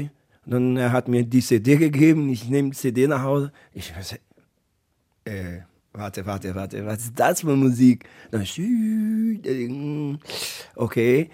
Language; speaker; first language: German; non-native, learner; Portuguese